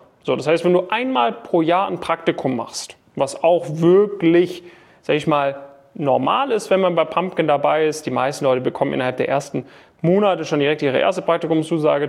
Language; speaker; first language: German; native; German